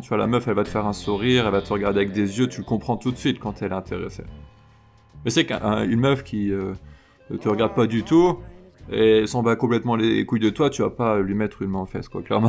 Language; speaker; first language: French; native; French